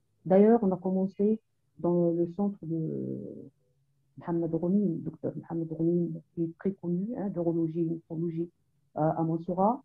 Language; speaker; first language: French; non-native, local second language; Arabic